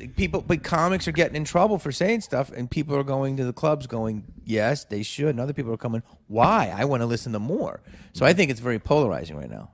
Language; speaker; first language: English; native; English